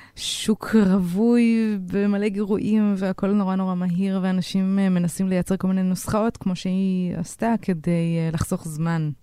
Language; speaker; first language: Hebrew; native; Hebrew